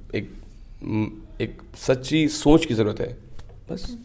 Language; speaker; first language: Hindi; native; Hindi